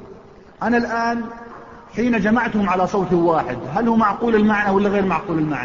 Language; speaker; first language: Arabic; native; Arabic